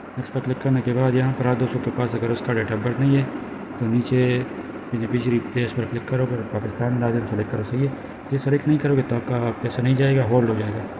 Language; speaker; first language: Urdu; non-native, local second language; Punjabi